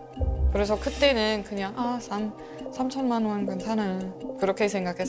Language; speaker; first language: Korean; non-native, learner; English